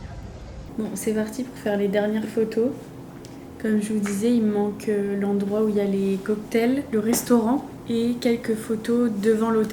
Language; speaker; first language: French; native; French